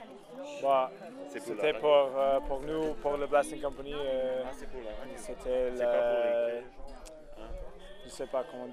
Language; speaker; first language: French; non-native, learner; English